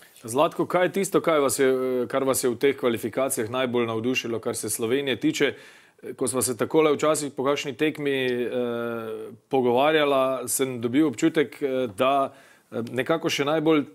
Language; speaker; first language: Slovenian; native; Slovenian